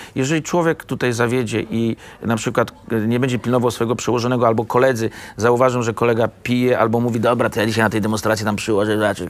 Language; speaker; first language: Polish; native; Polish